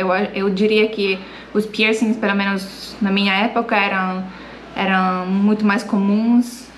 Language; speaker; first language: Portuguese; non-native, fluent; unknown